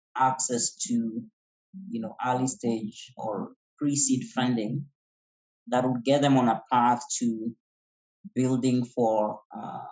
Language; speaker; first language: English; non-native, local second language; Kikuyu